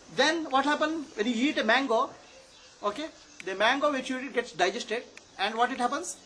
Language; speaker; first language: English; non-native, local second language; Kannada